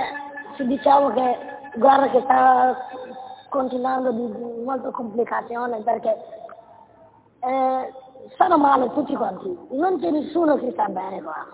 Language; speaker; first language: Italian; non-native, learner; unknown